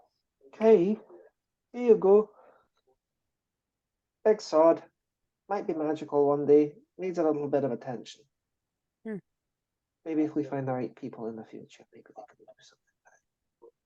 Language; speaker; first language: English; native; English